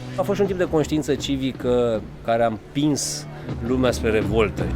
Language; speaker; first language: Romanian; native; Romanian